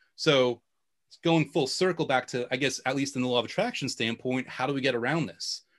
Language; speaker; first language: English; native; English